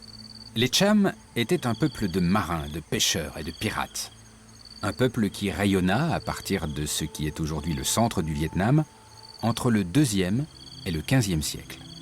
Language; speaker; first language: French; native; French